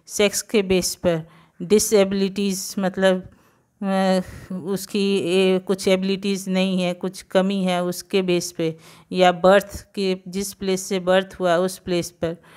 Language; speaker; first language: Hindi; non-native, local second language; Gujarati